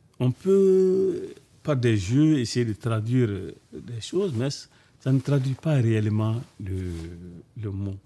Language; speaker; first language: French; non-native, local second language; Bambara